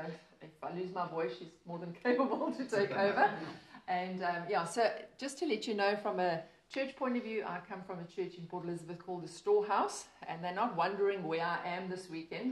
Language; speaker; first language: English; native; English